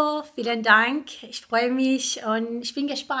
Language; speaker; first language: German; non-native, fluent; Persian